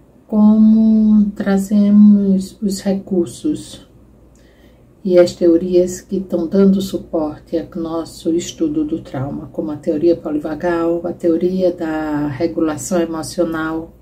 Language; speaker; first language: Portuguese; native; Portuguese